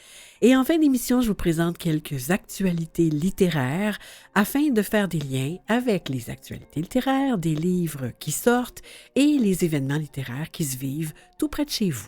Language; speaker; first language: French; native; French